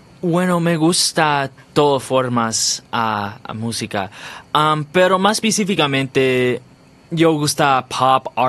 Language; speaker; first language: Spanish; non-native, learner; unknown